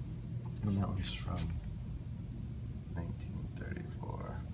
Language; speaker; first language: English; native; English